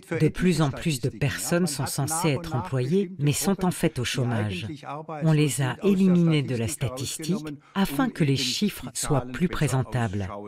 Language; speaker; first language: French; native; French